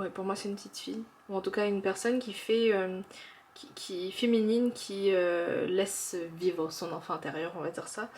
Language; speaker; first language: French; native; French